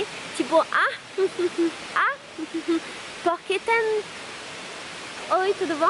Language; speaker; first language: Portuguese; non-native, fluent; French